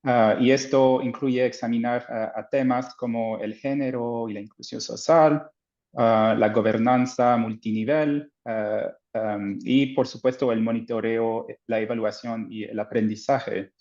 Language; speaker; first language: Spanish; non-native, fluent; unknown